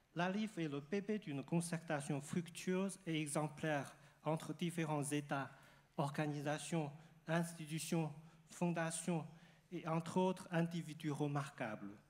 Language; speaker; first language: French; non-native, fluent; Chinese